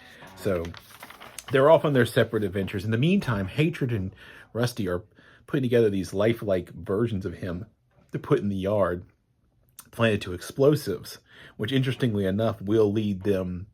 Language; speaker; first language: English; native; English